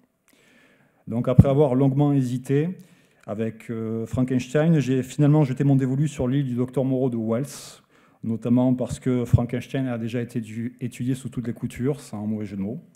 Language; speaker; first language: French; native; French